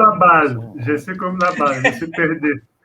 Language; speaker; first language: French; non-native, learner; Portuguese